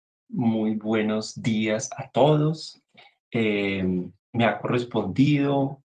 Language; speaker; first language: Spanish; native; Spanish